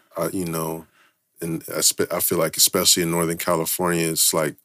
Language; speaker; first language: English; native; English